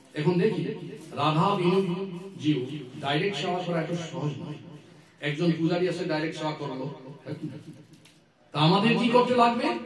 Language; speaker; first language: Bangla; non-native, learner; Assamese